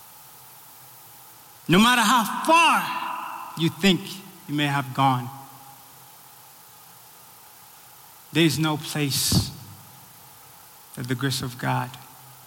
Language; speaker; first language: English; non-native, local second language; Rundi